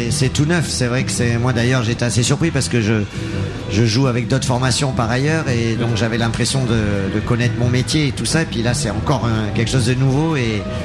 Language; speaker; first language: French; native; French